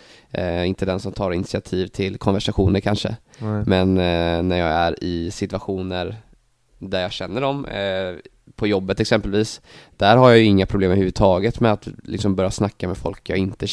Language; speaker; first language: Swedish; native; Swedish